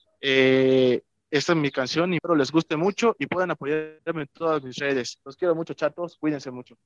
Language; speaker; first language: Spanish; native; Spanish